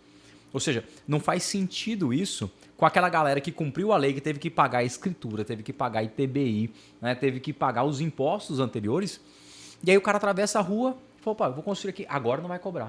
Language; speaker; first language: Portuguese; native; Portuguese